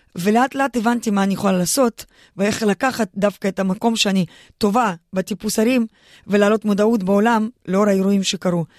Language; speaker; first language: Hebrew; non-native, fluent; Russian